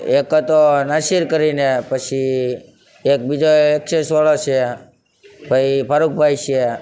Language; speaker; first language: Gujarati; native; Gujarati